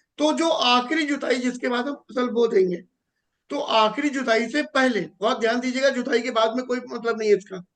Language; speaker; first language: Hindi; native; Hindi